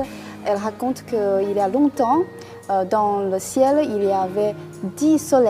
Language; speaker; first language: French; non-native, fluent; Chinese